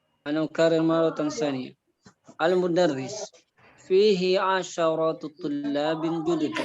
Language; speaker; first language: Arabic; non-native, fluent; Indonesian